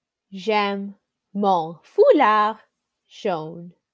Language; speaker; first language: French; non-native, learner; English